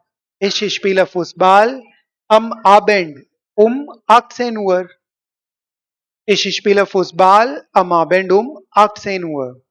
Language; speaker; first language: German; non-native, learner; Hindi